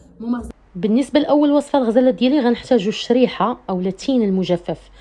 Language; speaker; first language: Arabic; native; Arabic